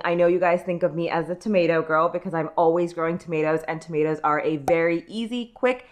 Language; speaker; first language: English; native; English